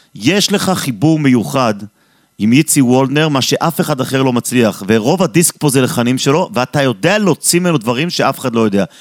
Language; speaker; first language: Hebrew; native; Hebrew